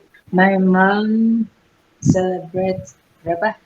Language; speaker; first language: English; non-native, learner; Indonesian